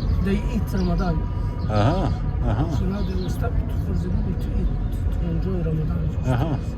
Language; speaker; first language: English; non-native, learner; Arabic